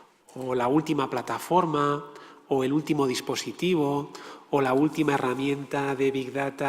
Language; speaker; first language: Spanish; non-native, fluent; Dutch